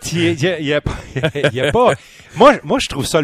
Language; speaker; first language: French; native; French